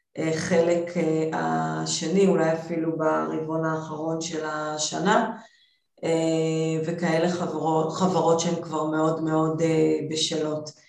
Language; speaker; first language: Hebrew; native; Hebrew